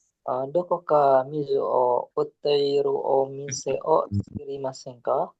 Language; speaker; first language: Japanese; non-native, learner; Indonesian